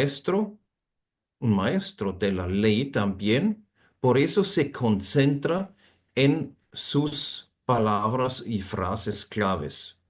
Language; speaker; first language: Spanish; non-native, fluent; German